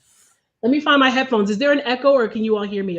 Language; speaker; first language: English; native; English